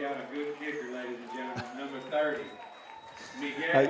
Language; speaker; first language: English; native; English